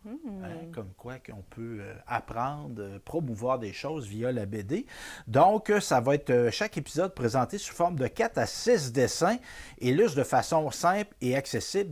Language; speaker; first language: French; native; French